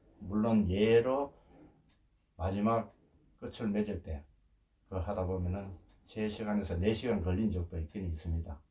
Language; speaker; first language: Korean; native; Korean